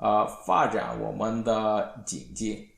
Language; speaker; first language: Chinese; non-native, learner; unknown